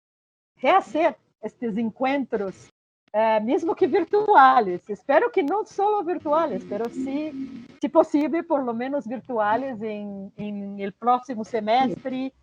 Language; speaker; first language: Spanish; non-native, fluent; Portuguese